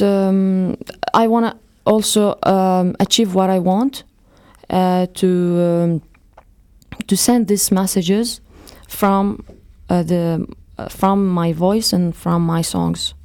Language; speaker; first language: English; non-native, fluent; Arabic